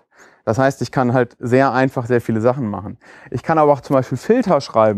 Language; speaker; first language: German; native; German